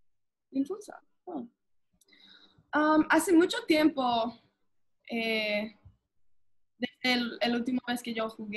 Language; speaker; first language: Spanish; early bilingual, heritage; English